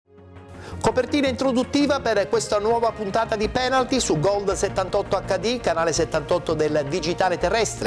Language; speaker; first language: Italian; native; Italian